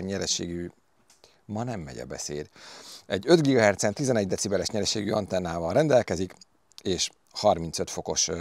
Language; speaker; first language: Hungarian; native; Hungarian